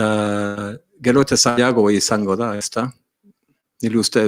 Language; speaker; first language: Basque; non-native, learner; English